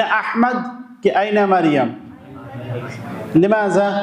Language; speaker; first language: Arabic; non-native, fluent; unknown